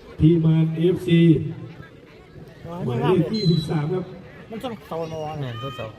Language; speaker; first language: Thai; native; Thai